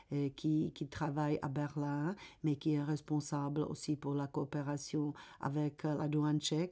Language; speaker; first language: French; non-native, fluent; Czech